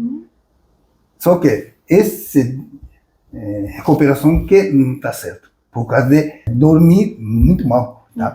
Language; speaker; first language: Portuguese; non-native, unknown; Japanese